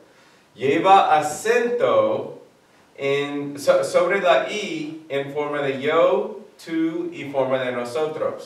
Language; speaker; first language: Spanish; non-native, fluent; English